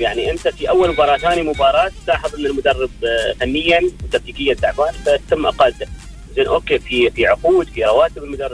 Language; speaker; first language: Arabic; native; Arabic